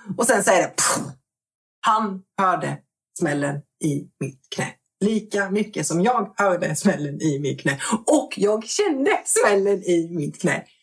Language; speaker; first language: Swedish; native; Swedish